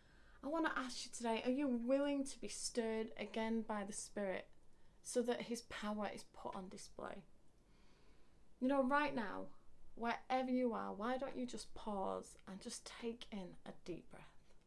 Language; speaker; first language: English; native; English